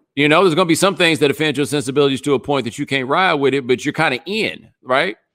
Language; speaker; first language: English; native; English